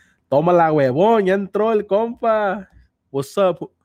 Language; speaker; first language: Spanish; early bilingual, heritage; Spanish